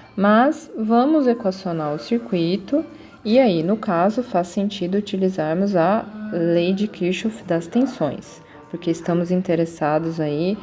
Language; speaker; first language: Portuguese; native; Portuguese